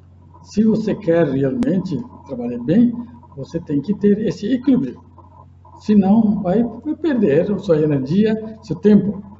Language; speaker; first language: Portuguese; non-native, fluent; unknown